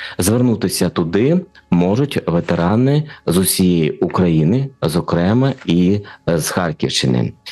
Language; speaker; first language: Ukrainian; native; Ukrainian